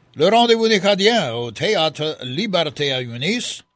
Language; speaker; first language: French; early bilingual, heritage; French